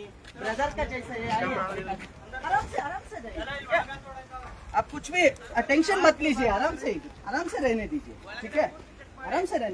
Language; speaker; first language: Hindi; non-native, local second language; Kannada